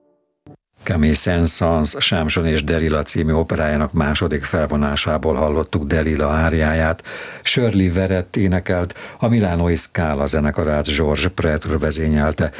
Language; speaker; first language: Hungarian; native; Hungarian